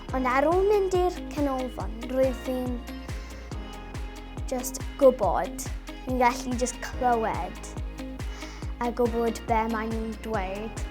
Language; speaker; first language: Welsh; non-native, local second language; English